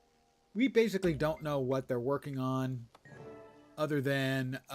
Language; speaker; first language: English; native; English